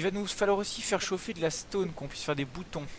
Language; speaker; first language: French; native; French